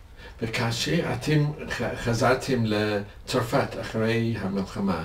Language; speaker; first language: Hebrew; non-native, learner; English